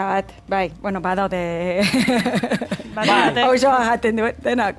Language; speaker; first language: Basque; non-native, fluent; English